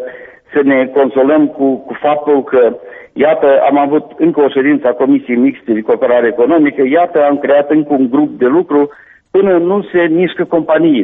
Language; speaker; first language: Romanian; native; Romanian